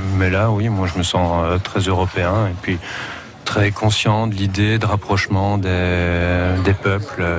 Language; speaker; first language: French; native; French